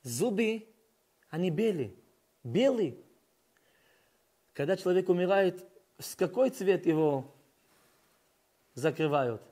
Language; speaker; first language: Russian; early bilingual, heritage; Russian